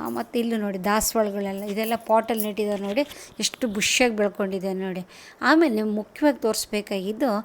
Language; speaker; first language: Kannada; native; Kannada